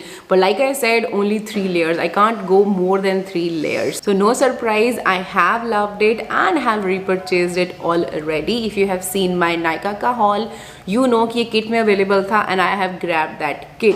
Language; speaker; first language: English; non-native, local second language; Hindi